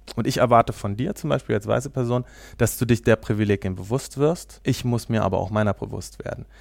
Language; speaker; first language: German; native; German